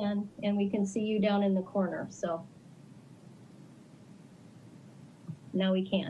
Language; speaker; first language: English; native; English